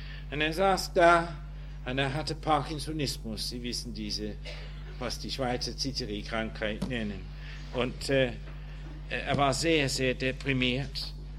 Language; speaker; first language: German; non-native, fluent; English